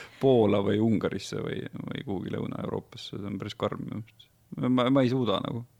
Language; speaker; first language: Estonian; native; Estonian